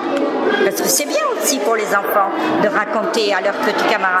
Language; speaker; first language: French; native; French